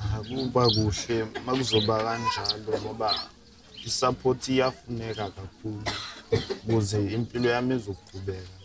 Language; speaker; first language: Zulu; native; Zulu